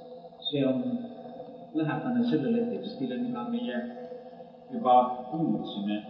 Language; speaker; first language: Finnish; non-native, learner; Estonian